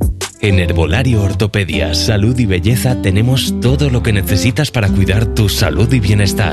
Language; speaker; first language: Spanish; native; Spanish